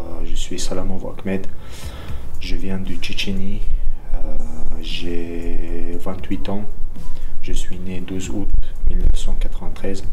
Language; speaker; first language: French; non-native, learner; Chechen